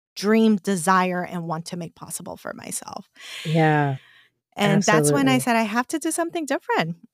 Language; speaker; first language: English; non-native, fluent; Korean